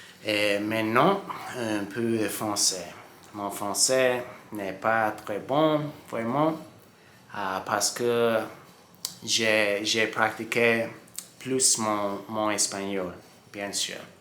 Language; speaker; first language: French; non-native, learner; English